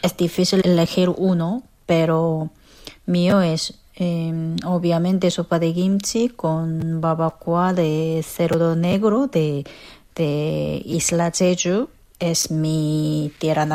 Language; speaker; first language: Spanish; non-native, fluent; Korean